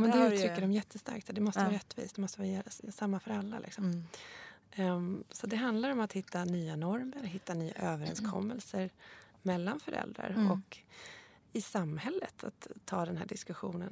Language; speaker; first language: Swedish; native; Swedish